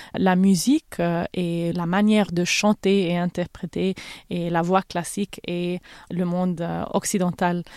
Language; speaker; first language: French; non-native, fluent; Arabic